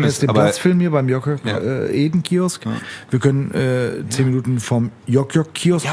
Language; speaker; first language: German; native; German